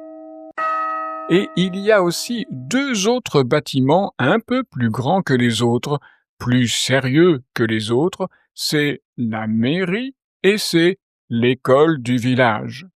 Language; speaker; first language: French; native; French